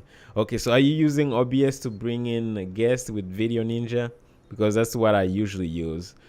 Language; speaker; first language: English; native; English